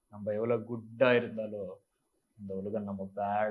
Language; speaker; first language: Tamil; non-native, learner; Telugu